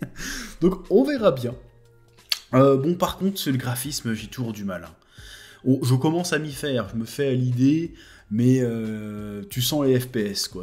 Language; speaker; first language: French; native; French